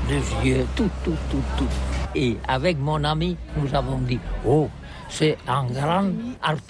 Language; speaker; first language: French; non-native, learner; Catalan